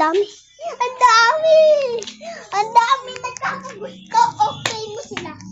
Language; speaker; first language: Filipino; native; Filipino